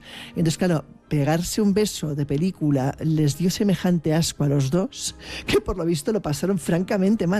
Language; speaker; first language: Spanish; native; Spanish